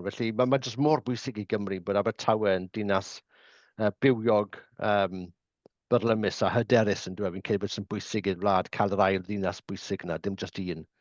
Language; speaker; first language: Welsh; native; Welsh